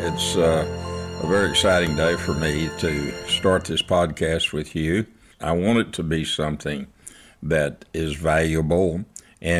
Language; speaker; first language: English; native; English